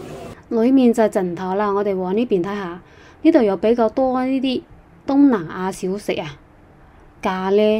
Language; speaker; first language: Chinese; native; Chinese